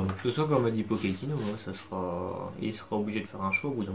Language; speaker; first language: French; native; French